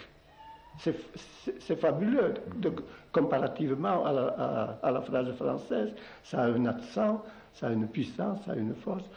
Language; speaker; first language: French; non-native, local second language; Occitan